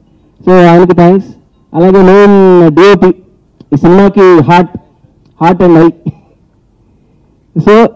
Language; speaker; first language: Telugu; native; Telugu